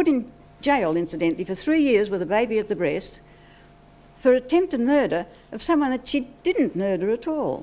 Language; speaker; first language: English; native; English